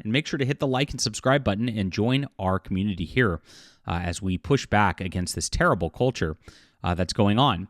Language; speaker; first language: English; native; English